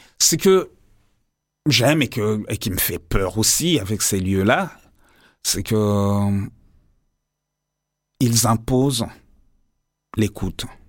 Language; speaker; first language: French; non-native, local second language; Lingala